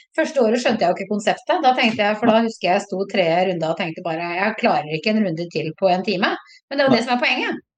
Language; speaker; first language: Norwegian; native; Norwegian